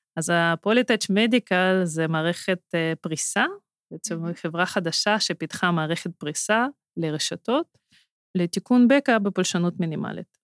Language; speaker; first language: Hebrew; non-native, fluent; Russian